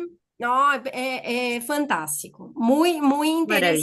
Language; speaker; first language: Spanish; non-native, fluent; Portuguese